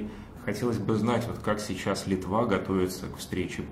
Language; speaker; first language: Russian; native; Russian